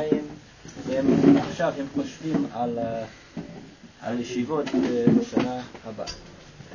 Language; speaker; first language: Hebrew; non-native, fluent; English